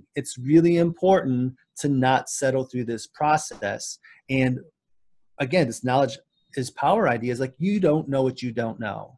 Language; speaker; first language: English; native; English